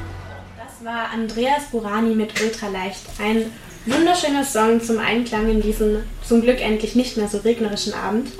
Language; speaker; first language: German; native; German